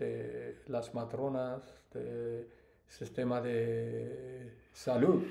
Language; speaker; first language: Spanish; non-native, learner; English